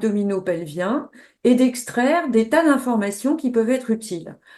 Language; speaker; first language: French; native; French